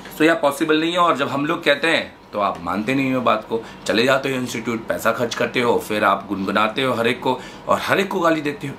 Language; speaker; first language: Hindi; native; Hindi